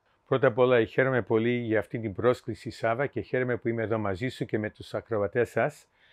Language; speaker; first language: Greek; early bilingual, heritage; Greek